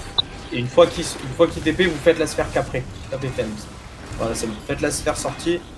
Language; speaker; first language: French; native; French